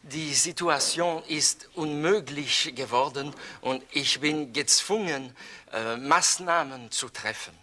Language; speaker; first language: German; non-native, learner; French